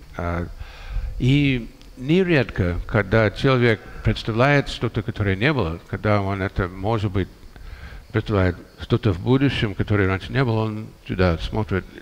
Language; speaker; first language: Russian; non-native, fluent; English